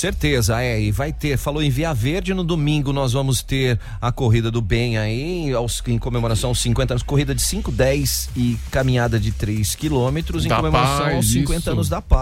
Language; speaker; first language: Portuguese; native; Portuguese